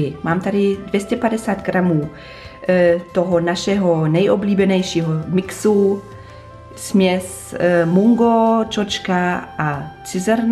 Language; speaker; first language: Czech; non-native, fluent; German